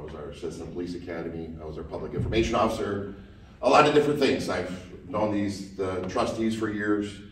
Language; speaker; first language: English; native; English